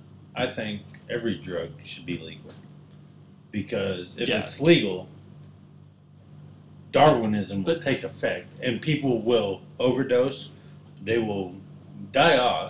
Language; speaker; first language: English; native; English